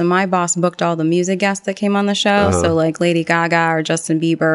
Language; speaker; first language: English; native; English